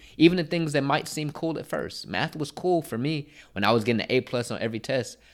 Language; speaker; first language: English; native; English